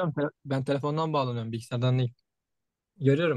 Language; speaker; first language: Turkish; native; Turkish